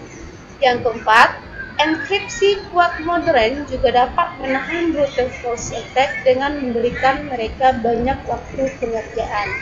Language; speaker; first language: Indonesian; native; Indonesian